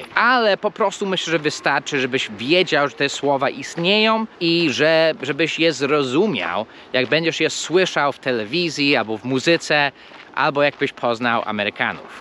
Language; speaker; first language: Polish; non-native, fluent; English